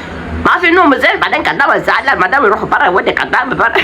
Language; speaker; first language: Arabic; non-native, learner; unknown